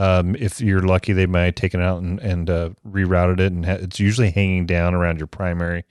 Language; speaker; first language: English; native; English